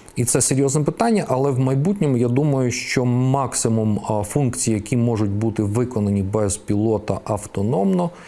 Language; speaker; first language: Ukrainian; native; Ukrainian